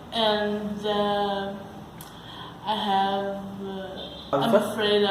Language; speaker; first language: English; non-native, learner; Portuguese